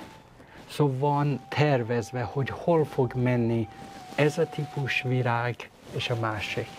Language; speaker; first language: Hungarian; non-native, learner; Persian